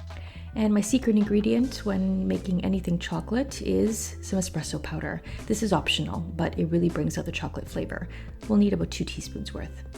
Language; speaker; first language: English; native; English